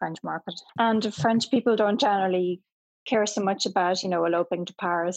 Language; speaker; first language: English; native; English